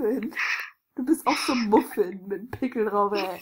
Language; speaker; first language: German; native; German